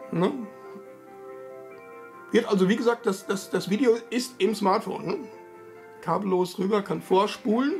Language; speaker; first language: German; native; German